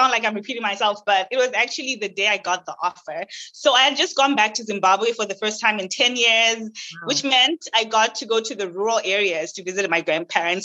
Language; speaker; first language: English; non-native, local second language; Shona